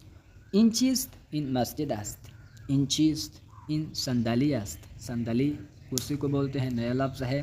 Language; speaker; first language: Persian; non-native, fluent; Urdu